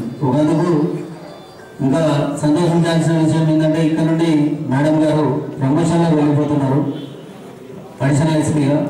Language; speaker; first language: Telugu; native; Telugu